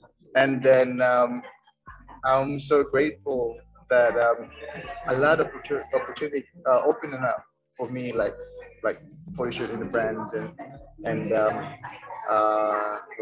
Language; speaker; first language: English; non-native, fluent; Uzbek